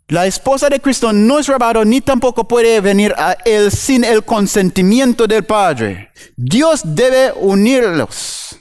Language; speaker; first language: Spanish; non-native, fluent; English